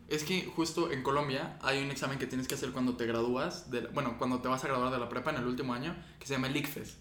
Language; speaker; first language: Spanish; native; Spanish